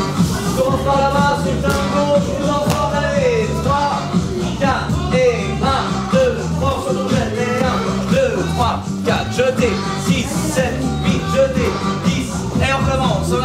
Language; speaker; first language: French; native; French